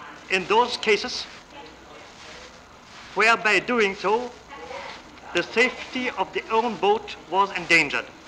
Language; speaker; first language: English; non-native, fluent; German